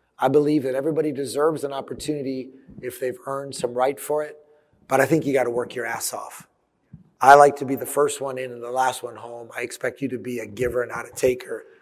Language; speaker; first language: English; early bilingual, other home language; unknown